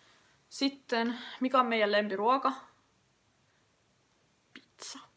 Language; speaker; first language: Finnish; native; Finnish